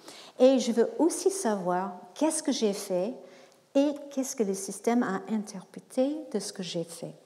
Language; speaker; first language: French; non-native, fluent; English